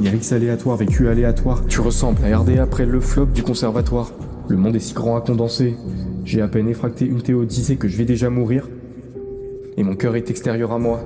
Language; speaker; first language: French; native; French